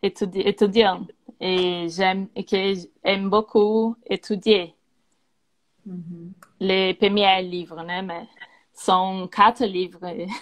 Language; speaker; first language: French; non-native, learner; Portuguese